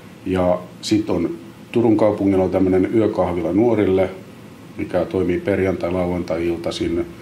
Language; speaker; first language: Finnish; native; Finnish